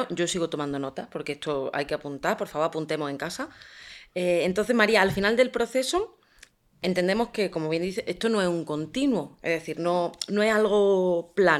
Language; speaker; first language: Spanish; native; Spanish